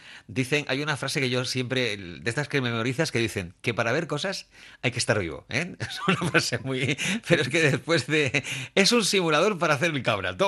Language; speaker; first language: Spanish; native; Spanish